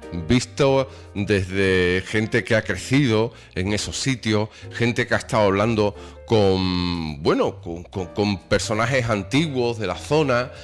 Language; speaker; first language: Spanish; native; Spanish